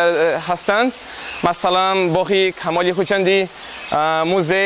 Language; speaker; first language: Persian; non-native, learner; Portuguese